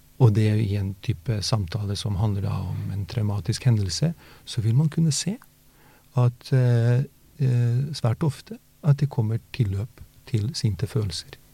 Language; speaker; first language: Norwegian; early bilingual, other home language; Bosnian